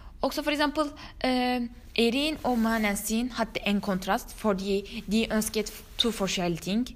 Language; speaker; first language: Norwegian; non-native, learner; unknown